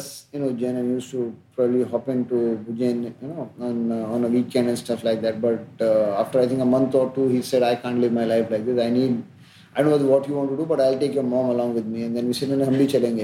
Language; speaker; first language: English; non-native, local second language; Hindi